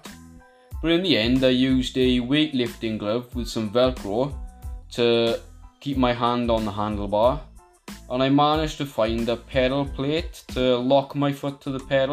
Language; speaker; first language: English; native; English